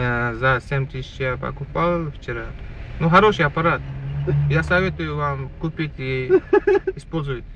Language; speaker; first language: Russian; non-native, learner; Uzbek